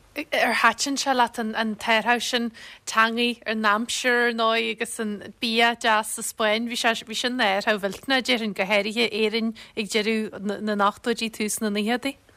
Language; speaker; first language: Irish; native; Irish